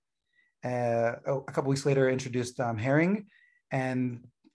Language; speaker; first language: English; native; English